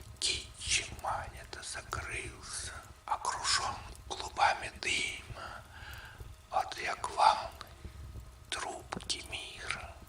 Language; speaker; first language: Russian; native; Russian